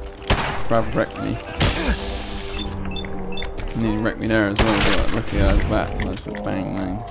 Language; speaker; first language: English; native; English